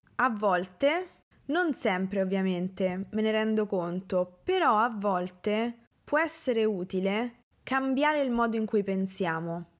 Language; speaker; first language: Italian; native; Italian